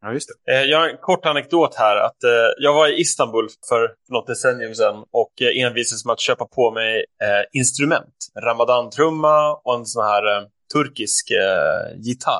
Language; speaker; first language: Swedish; native; Swedish